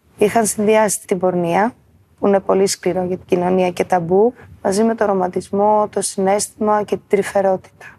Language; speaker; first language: Greek; native; Greek